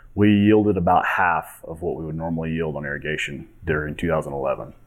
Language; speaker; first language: English; native; English